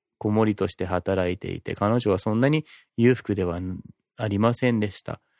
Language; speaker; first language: Japanese; non-native, fluent; English